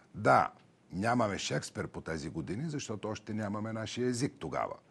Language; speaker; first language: Bulgarian; native; Bulgarian